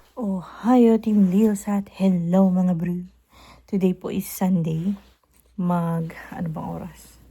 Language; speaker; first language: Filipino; non-native, local second language; Cebuano